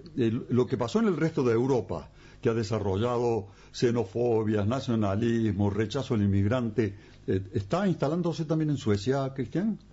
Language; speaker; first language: Spanish; native; Spanish